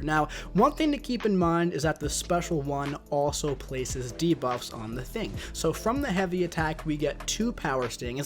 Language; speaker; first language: English; native; English